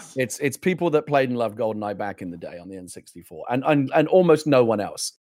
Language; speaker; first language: English; native; English